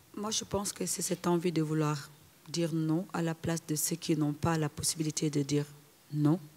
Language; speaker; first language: French; non-native, local second language; Wolof